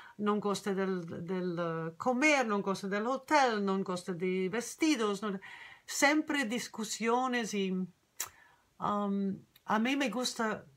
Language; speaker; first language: Spanish; non-native, learner; English